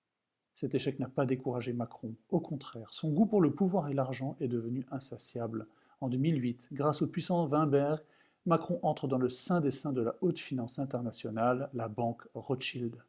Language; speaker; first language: French; native; French